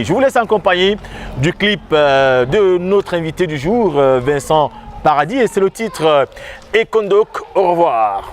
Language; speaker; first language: French; native; French